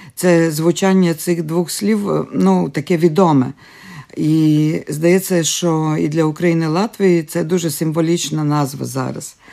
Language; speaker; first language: Ukrainian; early bilingual, other home language; Latvian